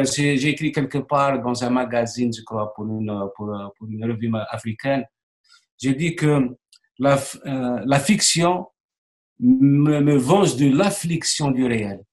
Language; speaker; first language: French; non-native, local second language; Arabic